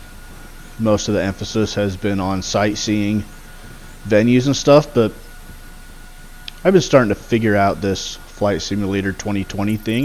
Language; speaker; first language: English; native; English